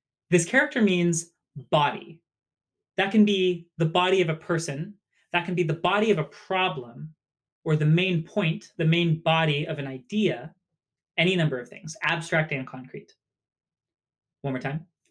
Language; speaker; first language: English; native; English